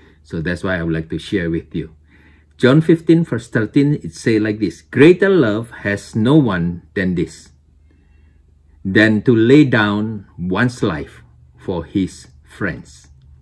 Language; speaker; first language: English; non-native, fluent; Indonesian